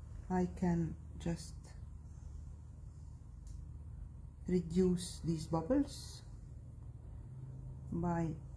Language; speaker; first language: English; non-native, fluent; Arabic